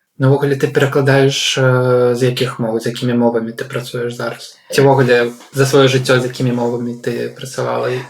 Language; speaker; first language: Belarusian; non-native, local second language; Russian